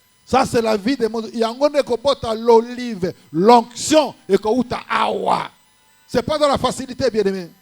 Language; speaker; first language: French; non-native, local second language; Lingala